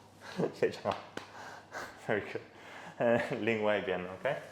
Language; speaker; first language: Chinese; non-native, learner; English